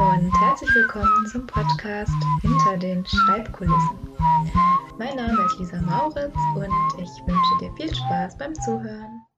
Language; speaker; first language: German; native; German